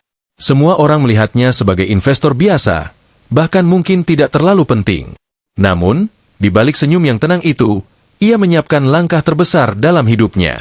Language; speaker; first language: Indonesian; native; Indonesian